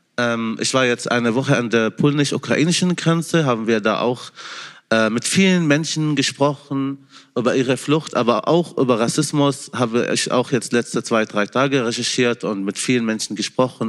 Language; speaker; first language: German; non-native, fluent; Arabic